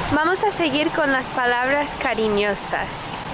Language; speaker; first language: Spanish; non-native, fluent; English